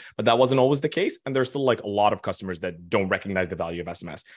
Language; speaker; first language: English; non-native, fluent; Arabic